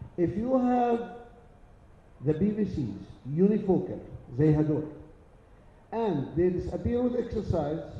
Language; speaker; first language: English; non-native, fluent; Arabic